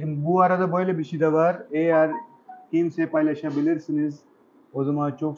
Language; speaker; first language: Turkish; non-native, learner; Urdu